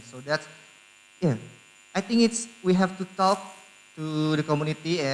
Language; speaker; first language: English; non-native, learner; Indonesian